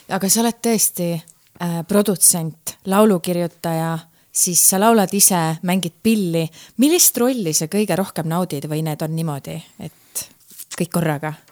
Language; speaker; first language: Estonian; native; Estonian